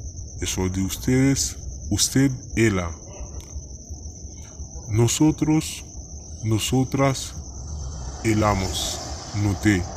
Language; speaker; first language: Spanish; non-native, fluent; Haitian Creole